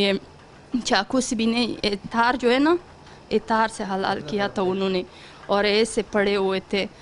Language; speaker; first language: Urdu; non-native, learner; Pashto